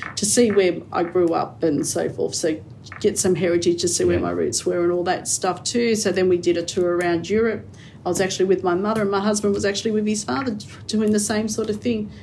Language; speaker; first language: English; native; English